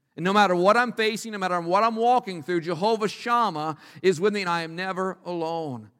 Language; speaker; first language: English; native; English